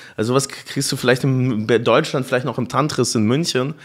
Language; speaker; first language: German; native; German